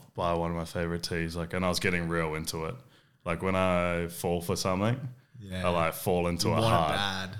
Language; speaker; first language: English; native; English